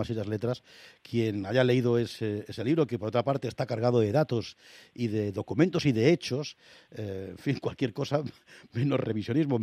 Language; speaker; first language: Spanish; native; Spanish